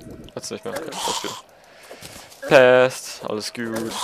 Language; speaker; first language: German; native; German